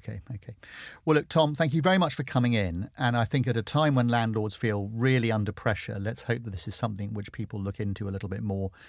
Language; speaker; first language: English; native; English